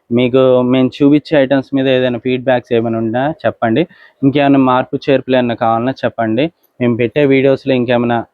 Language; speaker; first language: Telugu; native; Telugu